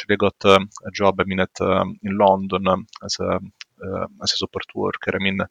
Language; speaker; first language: English; non-native, fluent; Italian